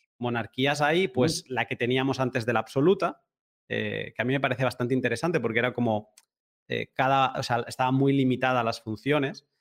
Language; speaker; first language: Spanish; native; Spanish